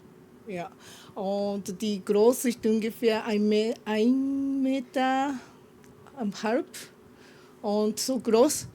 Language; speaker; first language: German; non-native, learner; Japanese